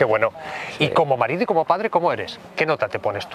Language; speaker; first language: Spanish; native; Spanish